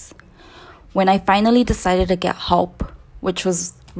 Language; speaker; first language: English; early bilingual, other home language; Spanish